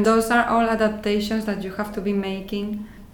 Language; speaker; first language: English; non-native, fluent; Spanish